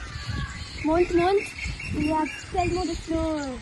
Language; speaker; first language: French; non-native, learner; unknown